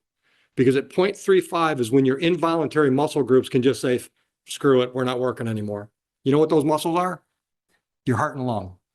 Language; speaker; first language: English; native; English